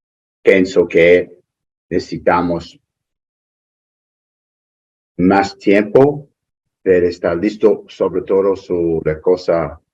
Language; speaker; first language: Spanish; non-native, learner; English